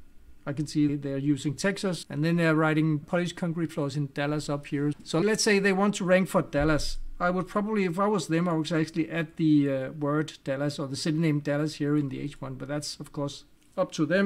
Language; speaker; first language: English; non-native, fluent; Danish